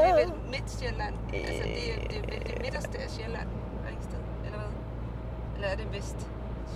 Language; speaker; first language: Danish; native; Danish